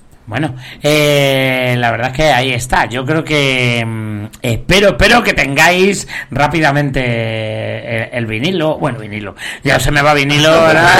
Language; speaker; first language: Spanish; native; Spanish